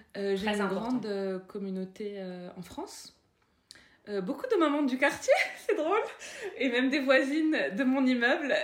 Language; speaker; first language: French; non-native, local second language; Arabic